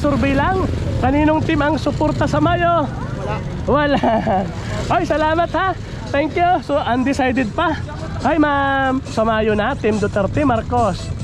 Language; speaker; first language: Filipino; native; Filipino